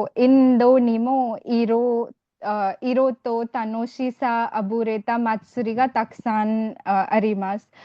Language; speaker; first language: Japanese; non-native, learner; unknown